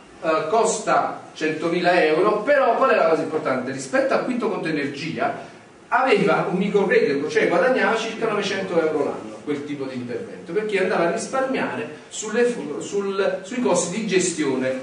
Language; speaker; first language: Italian; native; Italian